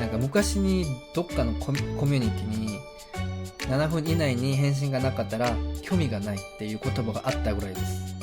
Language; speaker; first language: Japanese; non-native, fluent; Korean